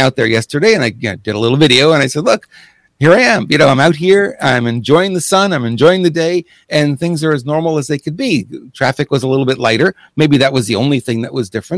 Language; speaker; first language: English; native; English